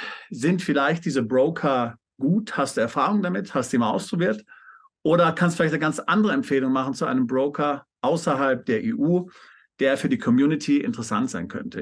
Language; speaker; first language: German; native; German